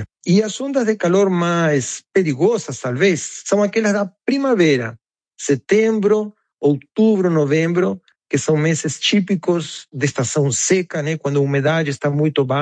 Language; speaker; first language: Portuguese; native; Portuguese